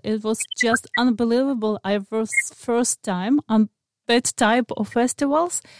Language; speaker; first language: English; non-native, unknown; Ukrainian